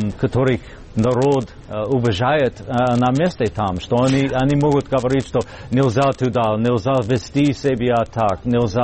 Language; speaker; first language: Russian; non-native, fluent; English